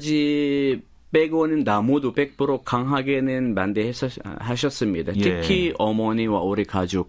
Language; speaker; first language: Korean; non-native, fluent; Arabic